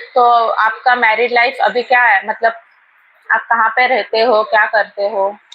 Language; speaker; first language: Hindi; non-native, local second language; Marathi